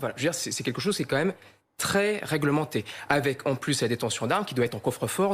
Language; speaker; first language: French; native; French